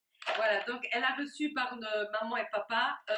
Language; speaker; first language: French; native; French